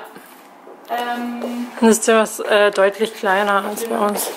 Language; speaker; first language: German; native; German